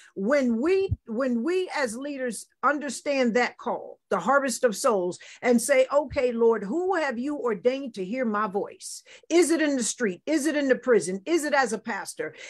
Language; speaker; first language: English; native; English